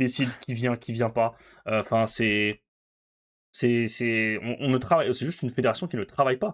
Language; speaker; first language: French; native; French